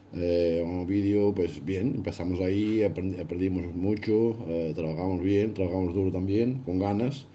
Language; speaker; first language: Spanish; early bilingual, other home language; Portuguese